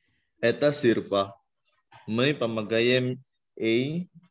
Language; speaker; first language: Russian; non-native, learner; Indonesian